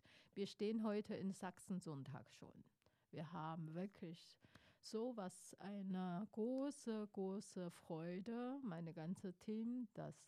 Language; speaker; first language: German; non-native, fluent; Chinese